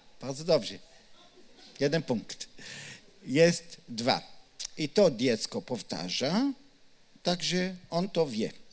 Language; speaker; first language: Polish; non-native, learner; Hebrew